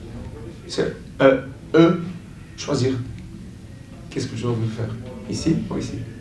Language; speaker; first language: French; non-native, fluent; Portuguese